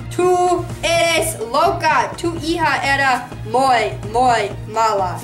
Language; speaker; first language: Spanish; non-native, learner; English